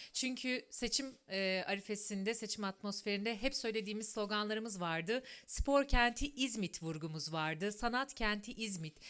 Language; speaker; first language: Turkish; native; Turkish